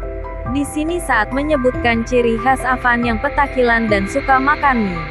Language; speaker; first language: Indonesian; native; Indonesian